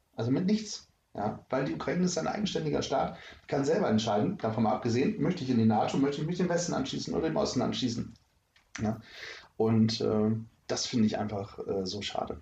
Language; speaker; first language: German; native; German